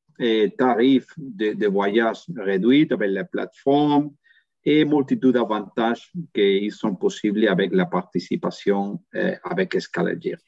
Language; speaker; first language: French; non-native, learner; Spanish